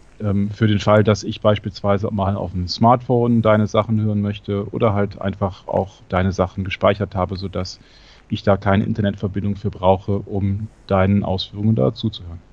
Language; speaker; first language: German; native; German